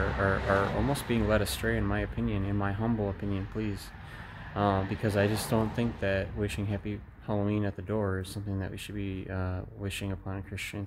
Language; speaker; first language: English; native; English